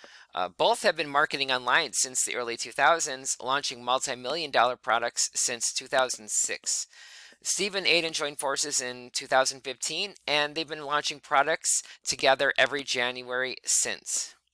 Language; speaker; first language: English; native; English